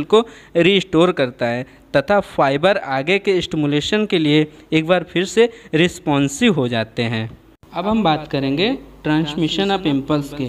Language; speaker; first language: Hindi; native; Hindi